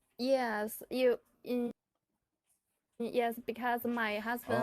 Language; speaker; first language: English; non-native, learner; Chinese